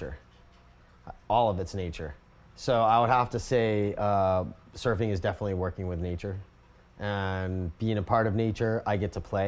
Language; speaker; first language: English; native; English